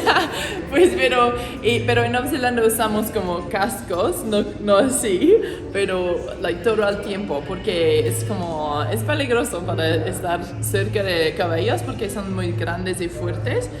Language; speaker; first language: Spanish; non-native, learner; English